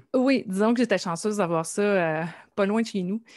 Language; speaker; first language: French; native; French